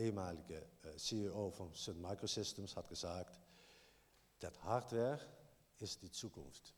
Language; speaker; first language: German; non-native, learner; Dutch